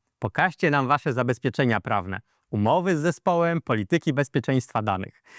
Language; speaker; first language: Polish; native; Polish